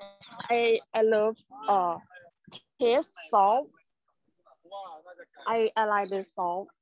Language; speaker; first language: English; non-native, learner; Thai